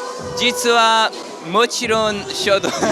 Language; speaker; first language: Japanese; non-native, learner; Georgian